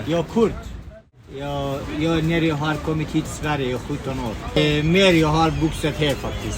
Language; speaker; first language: Swedish; non-native, learner; Kurdish